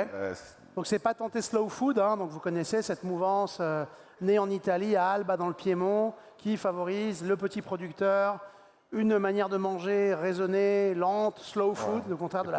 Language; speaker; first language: French; native; French